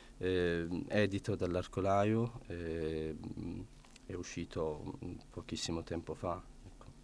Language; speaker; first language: Italian; non-native, fluent; Arabic